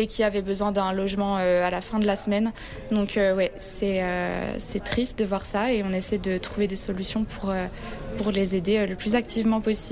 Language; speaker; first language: French; native; French